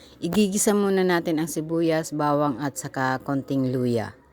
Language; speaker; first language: Filipino; non-native, local second language; Bikol